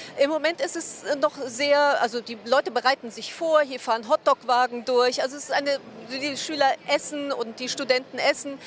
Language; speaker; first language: German; native; German